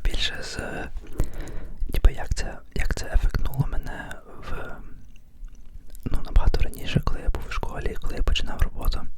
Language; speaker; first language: Ukrainian; early bilingual, heritage; Ukrainian